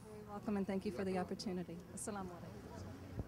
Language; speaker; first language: English; native; English